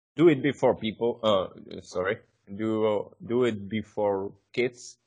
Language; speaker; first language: English; non-native, learner; Czech